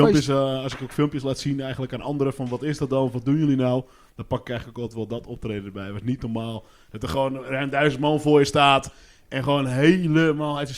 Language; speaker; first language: Dutch; native; Dutch